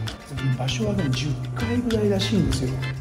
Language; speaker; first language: Japanese; native; Japanese